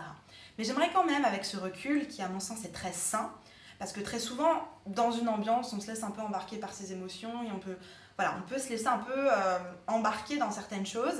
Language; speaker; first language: French; native; French